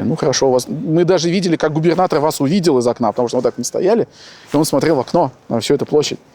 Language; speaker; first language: Russian; native; Russian